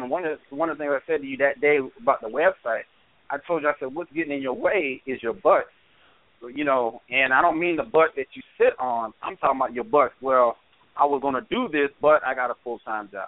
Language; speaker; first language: English; native; English